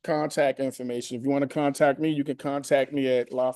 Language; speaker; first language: English; native; English